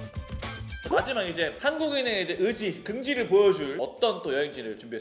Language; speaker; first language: Korean; native; Korean